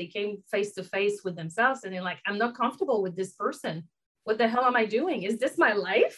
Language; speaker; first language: English; non-native, fluent; French